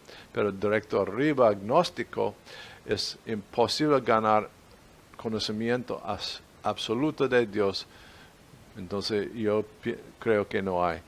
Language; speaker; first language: Spanish; non-native, fluent; English